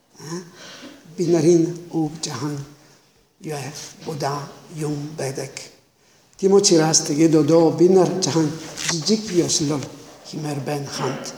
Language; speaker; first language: Mongolian; non-native, learner; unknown